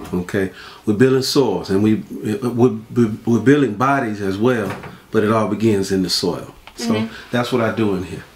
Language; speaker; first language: English; native; English